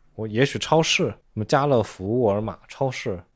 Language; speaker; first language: Chinese; native; Chinese